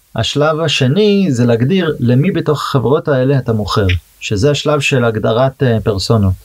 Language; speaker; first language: Hebrew; early bilingual, heritage; Hebrew